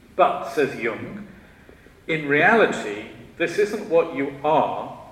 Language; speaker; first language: English; native; English